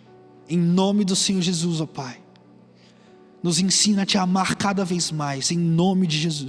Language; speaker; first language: Portuguese; native; Portuguese